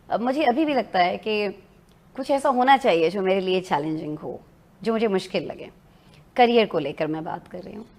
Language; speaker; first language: Urdu; native; Urdu